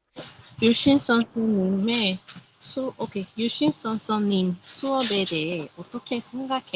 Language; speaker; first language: Korean; non-native, learner; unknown